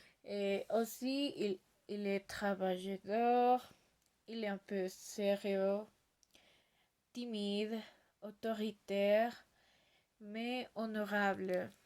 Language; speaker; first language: French; non-native, learner; Spanish